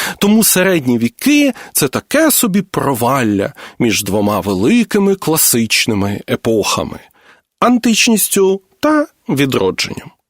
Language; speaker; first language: Ukrainian; native; Ukrainian